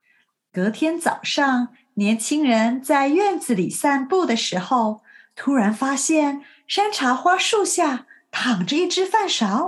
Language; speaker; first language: Chinese; native; Chinese